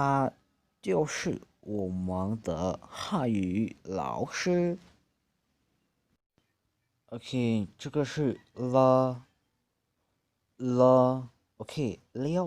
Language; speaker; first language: Chinese; non-native, fluent; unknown